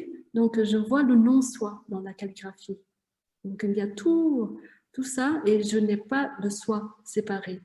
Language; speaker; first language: French; non-native, fluent; Vietnamese